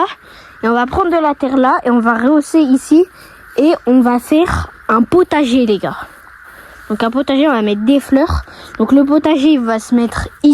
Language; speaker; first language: French; native; French